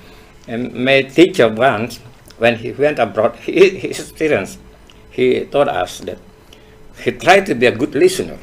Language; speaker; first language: English; non-native, fluent; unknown